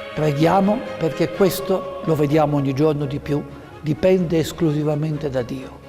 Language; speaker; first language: Italian; non-native, fluent; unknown